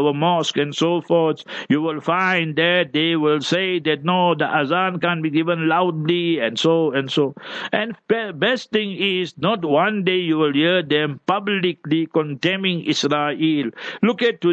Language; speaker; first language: English; non-native, local second language; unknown